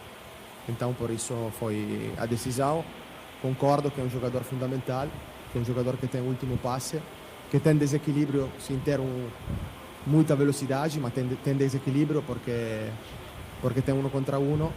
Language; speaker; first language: Portuguese; non-native, fluent; Italian